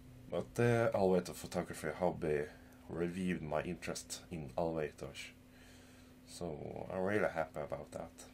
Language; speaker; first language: English; non-native, fluent; Swedish